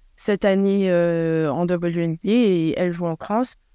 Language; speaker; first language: French; native; French